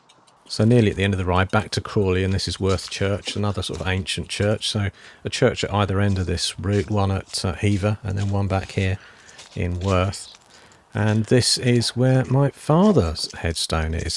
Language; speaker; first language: English; native; English